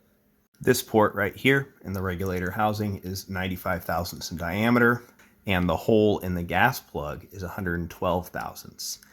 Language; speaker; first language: English; native; English